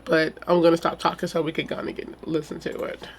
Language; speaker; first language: English; native; English